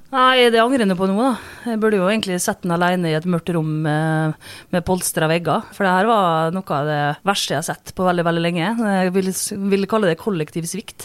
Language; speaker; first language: Norwegian; native; Norwegian